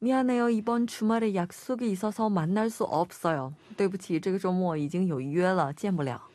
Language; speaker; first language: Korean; non-native, fluent; Chinese